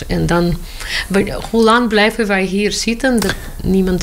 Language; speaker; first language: Dutch; non-native, local second language; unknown